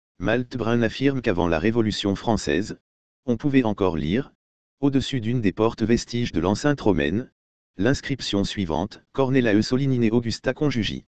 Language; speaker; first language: French; native; French